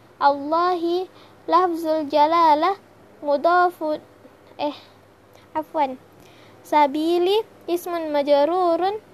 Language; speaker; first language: Arabic; non-native, learner; Indonesian